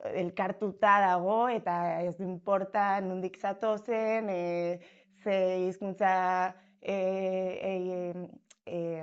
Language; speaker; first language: Basque; non-native, local second language; Spanish